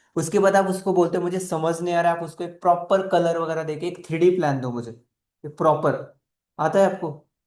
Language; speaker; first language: Hindi; non-native, local second language; Marathi